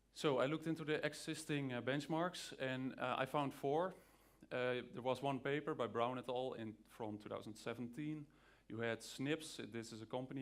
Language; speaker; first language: English; non-native, fluent; Dutch